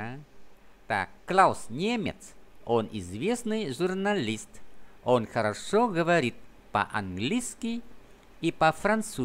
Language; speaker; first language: Russian; non-native, fluent; Vietnamese